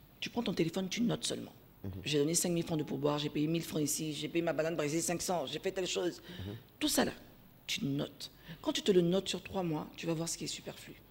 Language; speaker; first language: French; native; French